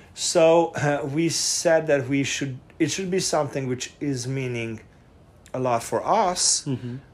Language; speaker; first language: English; non-native, fluent; Hungarian